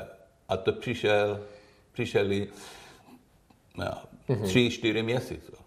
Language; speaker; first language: Czech; non-native, learner; Swedish